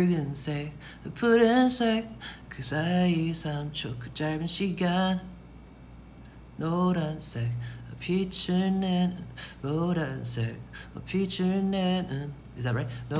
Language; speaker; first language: Korean; non-native, fluent; English